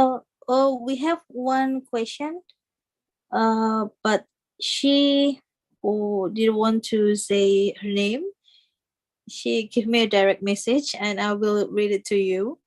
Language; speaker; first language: English; non-native, fluent; Indonesian